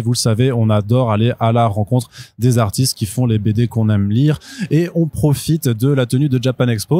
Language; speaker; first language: French; native; French